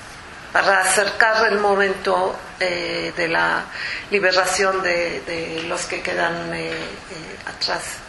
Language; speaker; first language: Spanish; non-native, fluent; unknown